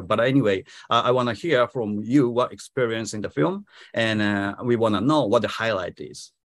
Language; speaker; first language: English; non-native, fluent; Japanese